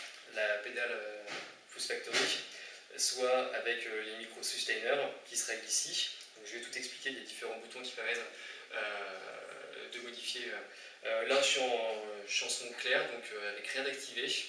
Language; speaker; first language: French; native; French